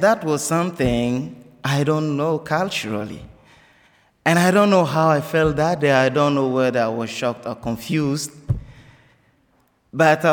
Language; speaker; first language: English; non-native, fluent; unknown